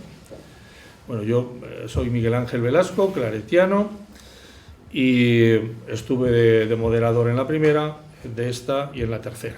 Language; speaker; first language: Spanish; native; Spanish